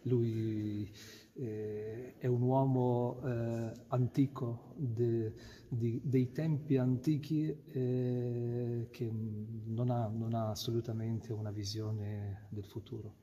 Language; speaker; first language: Italian; non-native, fluent; Ukrainian